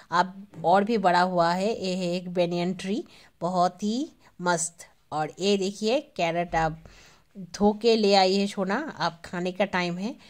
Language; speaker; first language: Hindi; non-native, local second language; Bangla